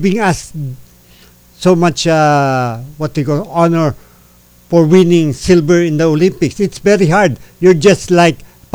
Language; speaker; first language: English; non-native, local second language; Filipino